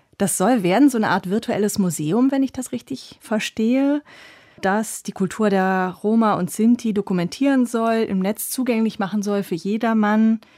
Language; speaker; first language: German; native; German